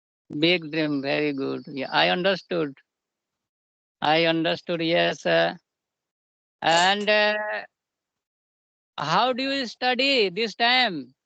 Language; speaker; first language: English; non-native, learner; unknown